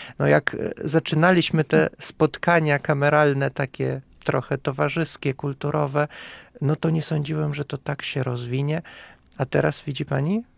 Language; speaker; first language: Polish; non-native, fluent; Russian